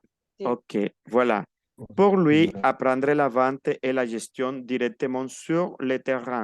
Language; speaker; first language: French; non-native, fluent; Spanish